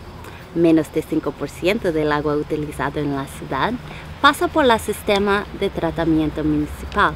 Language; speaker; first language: Spanish; non-native, learner; English